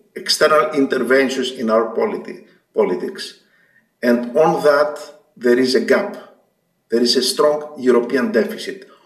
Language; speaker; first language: English; non-native, fluent; Greek